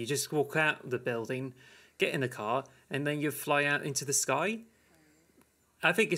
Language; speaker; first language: English; native; English